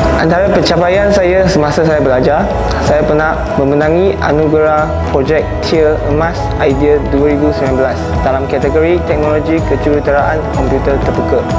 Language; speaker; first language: Malay; non-native, local second language; Chinese